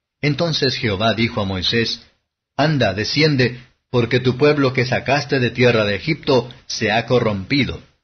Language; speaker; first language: Spanish; non-native, fluent; Portuguese